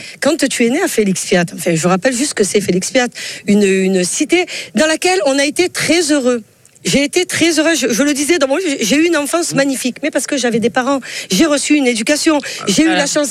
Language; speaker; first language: French; native; French